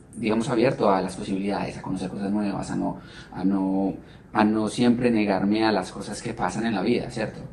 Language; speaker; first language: Spanish; native; Spanish